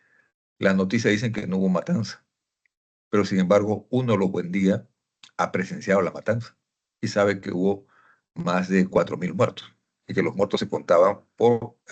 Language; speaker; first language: Spanish; native; Spanish